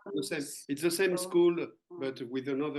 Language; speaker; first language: English; non-native, learner; French